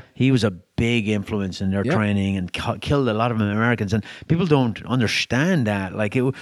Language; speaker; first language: English; native; English